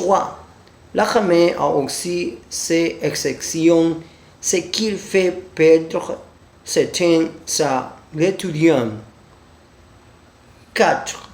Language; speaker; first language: French; non-native, learner; Spanish